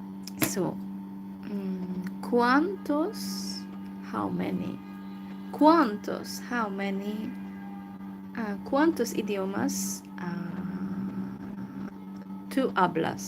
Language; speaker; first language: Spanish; non-native, learner; Hungarian